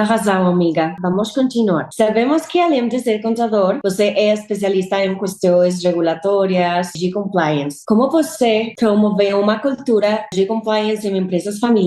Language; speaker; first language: Portuguese; non-native, learner; Spanish